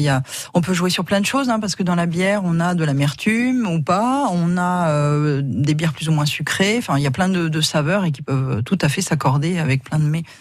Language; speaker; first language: French; native; French